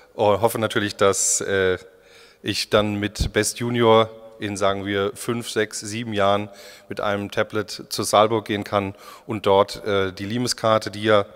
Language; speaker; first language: German; native; German